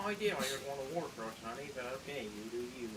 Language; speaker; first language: English; native; English